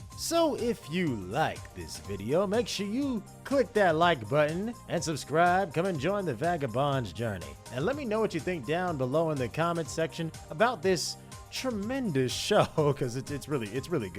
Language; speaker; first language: English; native; English